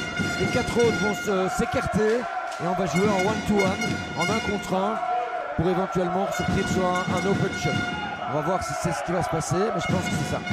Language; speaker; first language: French; native; French